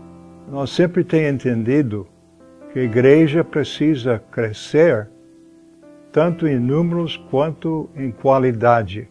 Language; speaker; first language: Portuguese; non-native, fluent; English